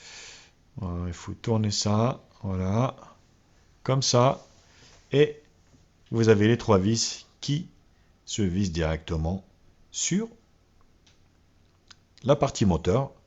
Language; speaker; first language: French; native; French